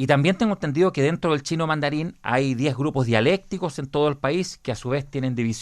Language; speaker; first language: Spanish; native; Spanish